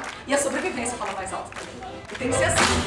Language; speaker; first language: Portuguese; native; Portuguese